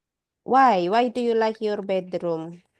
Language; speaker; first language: English; non-native, learner; Indonesian